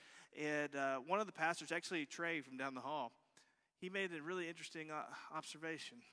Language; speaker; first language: English; native; English